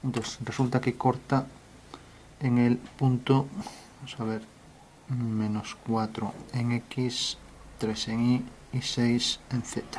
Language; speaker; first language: Spanish; native; Spanish